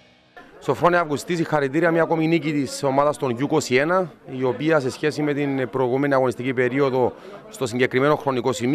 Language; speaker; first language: Greek; native; Greek